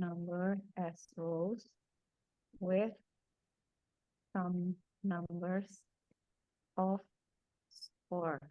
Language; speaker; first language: English; non-native, fluent; Indonesian